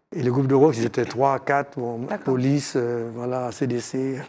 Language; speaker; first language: French; native; French